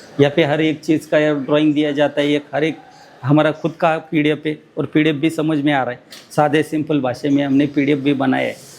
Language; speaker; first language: Hindi; non-native, local second language; Marathi